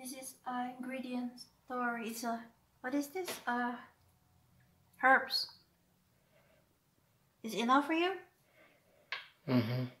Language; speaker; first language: English; non-native, learner; Indonesian